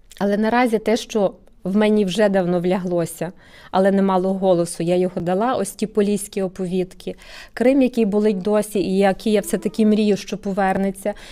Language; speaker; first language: Ukrainian; native; Ukrainian